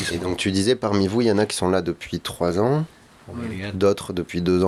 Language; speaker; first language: French; native; French